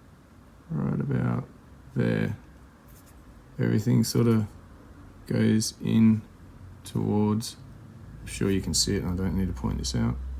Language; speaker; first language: English; native; English